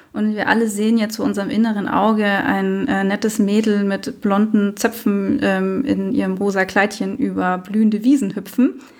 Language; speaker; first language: German; native; German